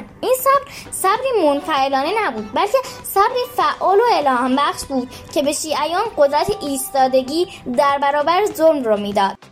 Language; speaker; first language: Persian; native; Persian